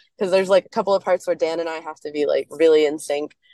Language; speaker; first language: English; native; English